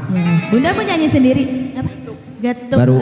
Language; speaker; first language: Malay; non-native, local second language; Javanese